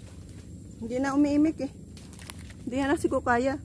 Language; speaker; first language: Filipino; non-native, local second language; Aklanon